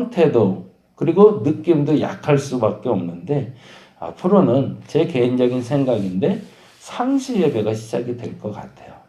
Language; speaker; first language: Korean; native; Korean